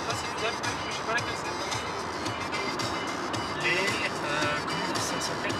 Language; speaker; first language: French; native; French